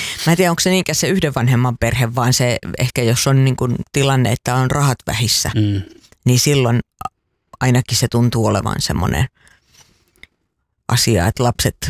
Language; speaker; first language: Finnish; native; Finnish